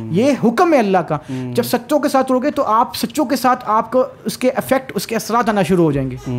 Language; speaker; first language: Urdu; native; Urdu